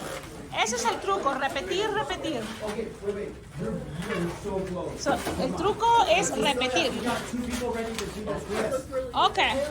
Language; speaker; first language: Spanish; non-native, fluent; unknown